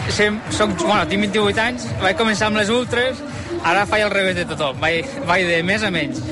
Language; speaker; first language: Catalan; native; Catalan